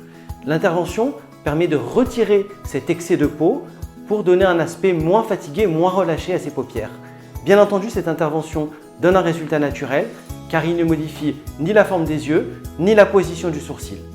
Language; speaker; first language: French; native; French